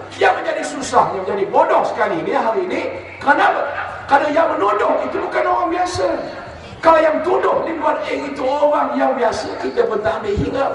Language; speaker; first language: Malay; native; Malay